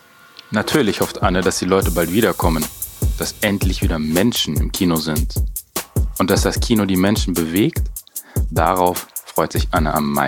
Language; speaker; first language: German; native; German